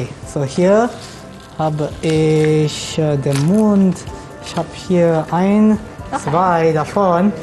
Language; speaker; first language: German; non-native, learner; Malay